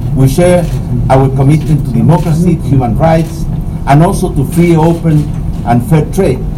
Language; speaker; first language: English; non-native, fluent; Spanish